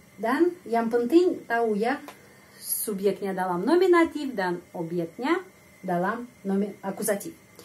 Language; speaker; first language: Indonesian; non-native, fluent; Russian